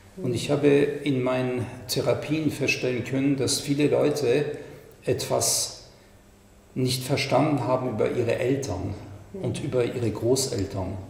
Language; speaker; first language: German; non-native, fluent; French